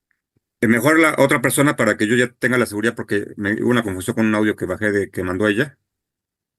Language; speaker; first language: Spanish; native; Spanish